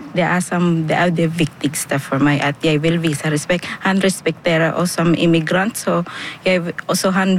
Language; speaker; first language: Norwegian; non-native, fluent; Filipino